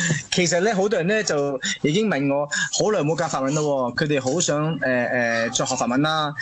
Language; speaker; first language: Cantonese; non-native, fluent; French